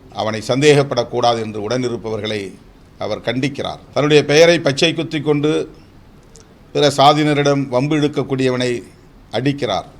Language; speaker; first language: Tamil; native; Tamil